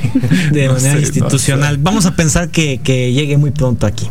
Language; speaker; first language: Spanish; native; Spanish